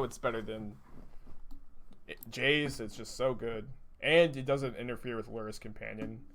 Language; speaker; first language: English; native; English